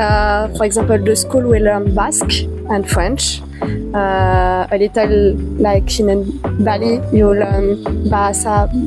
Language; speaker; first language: English; non-native, fluent; French